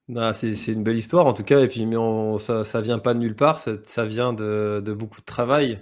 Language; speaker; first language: French; native; French